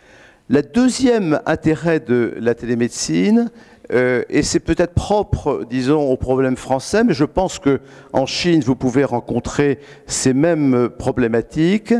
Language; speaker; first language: French; native; French